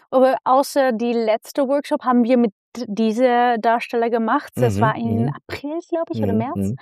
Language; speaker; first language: German; non-native, fluent; Dutch